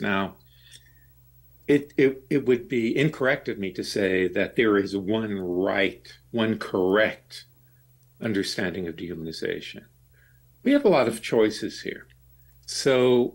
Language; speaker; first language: English; native; English